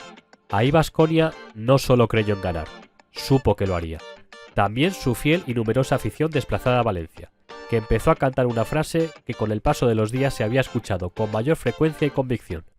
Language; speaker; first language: Spanish; native; Spanish